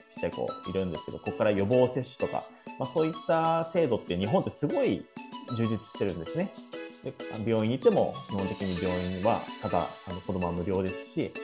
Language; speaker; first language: Japanese; native; Japanese